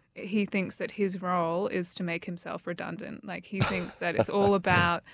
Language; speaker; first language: English; native; English